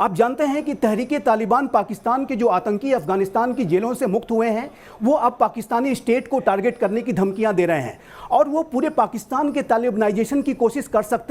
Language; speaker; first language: Hindi; native; Hindi